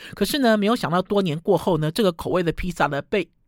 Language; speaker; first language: Chinese; native; Chinese